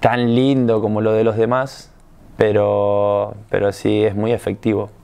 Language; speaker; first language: Spanish; native; Spanish